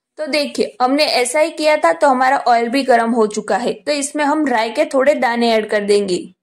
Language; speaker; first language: Hindi; non-native, local second language; Gujarati